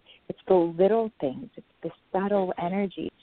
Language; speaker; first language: English; non-native, local second language; Urdu